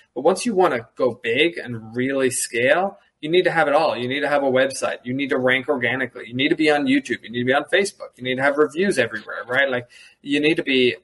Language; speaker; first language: English; early bilingual, other home language; German